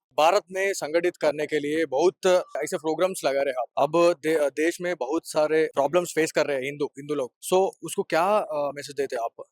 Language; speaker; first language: Hindi; non-native, local second language; Telugu